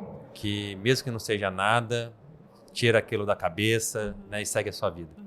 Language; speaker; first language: Portuguese; native; Portuguese